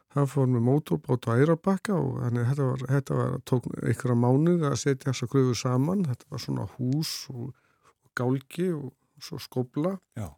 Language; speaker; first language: Icelandic; native; Icelandic